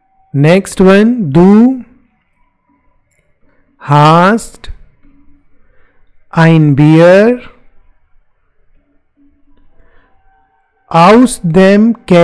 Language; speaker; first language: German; non-native, fluent; Hindi